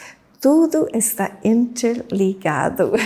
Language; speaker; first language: Portuguese; non-native, fluent; English